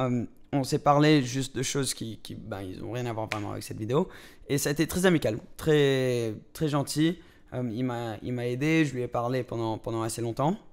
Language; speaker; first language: French; native; French